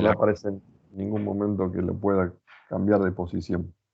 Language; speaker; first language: Spanish; native; Spanish